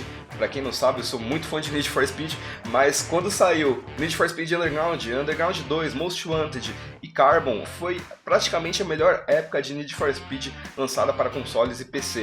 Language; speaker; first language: Portuguese; native; Portuguese